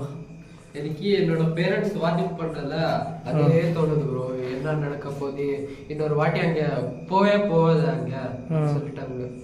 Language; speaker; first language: Tamil; non-native, local second language; Kannada